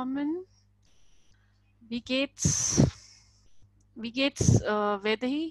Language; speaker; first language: German; non-native, fluent; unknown